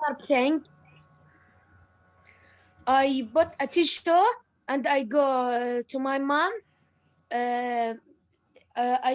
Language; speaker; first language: English; non-native, learner; Arabic